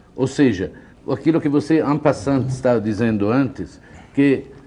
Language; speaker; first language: Portuguese; non-native, fluent; Italian